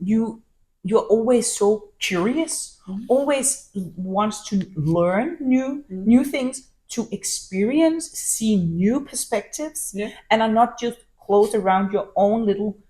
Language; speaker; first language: English; non-native, fluent; Danish